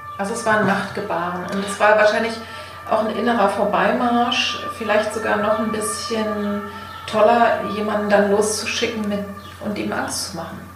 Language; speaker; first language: German; native; German